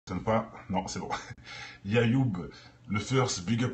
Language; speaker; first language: French; native; French